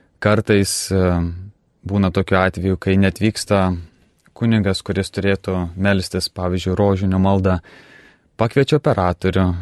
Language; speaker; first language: Lithuanian; native; Lithuanian